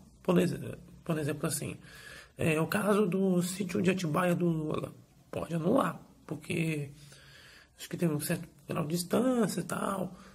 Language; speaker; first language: Portuguese; native; Portuguese